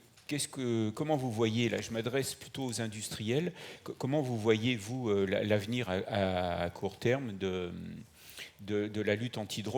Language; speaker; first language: French; native; French